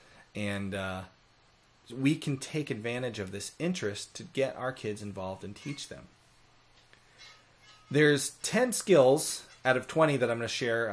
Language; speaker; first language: English; native; English